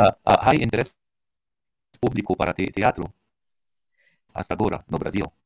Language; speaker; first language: Portuguese; non-native, learner; Arabic